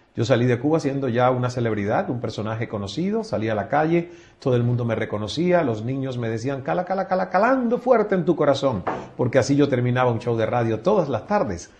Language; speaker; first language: Spanish; native; Spanish